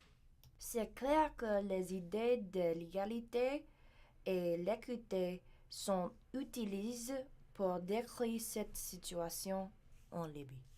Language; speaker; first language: French; non-native, learner; English